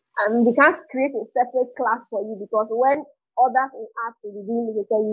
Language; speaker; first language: English; non-native, local second language; Igbo